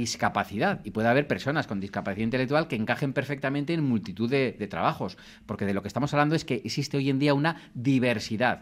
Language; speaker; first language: Spanish; native; Spanish